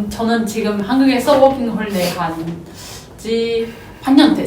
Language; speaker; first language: Korean; non-native, fluent; Japanese